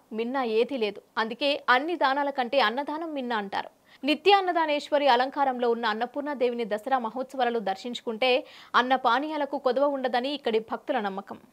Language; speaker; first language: Telugu; native; Telugu